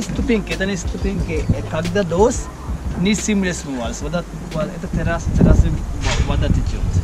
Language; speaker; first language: Russian; non-native, learner; Sinhala